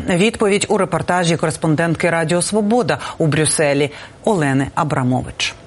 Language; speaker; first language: Ukrainian; native; Ukrainian